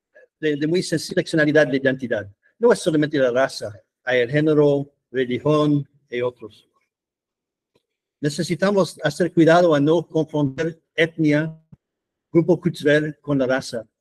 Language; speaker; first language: Spanish; non-native, fluent; English